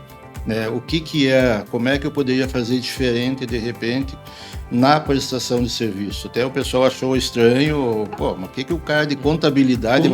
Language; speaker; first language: Portuguese; native; Portuguese